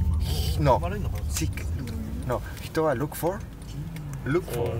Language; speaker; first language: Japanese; non-native, learner; Spanish